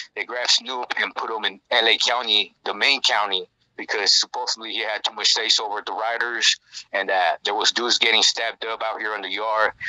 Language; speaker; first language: English; native; English